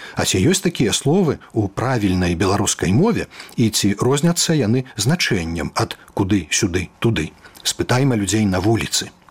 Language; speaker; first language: Belarusian; native; Belarusian